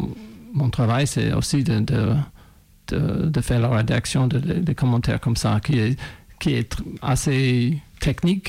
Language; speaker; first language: French; non-native, fluent; English